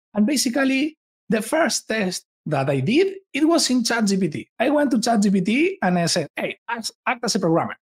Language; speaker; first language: English; non-native, fluent; Spanish